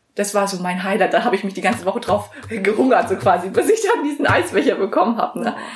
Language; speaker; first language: German; early bilingual, other home language; Vietnamese